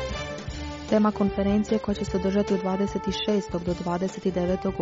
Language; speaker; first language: Croatian; native; Croatian